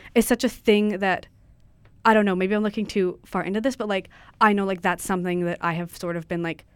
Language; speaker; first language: English; native; English